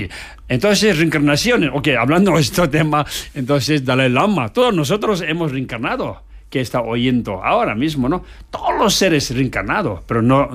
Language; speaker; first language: Spanish; non-native, learner; Tibetan